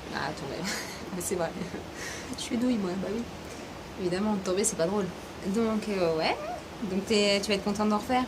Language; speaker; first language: French; native; French